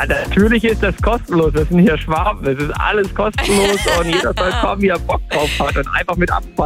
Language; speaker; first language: German; native; German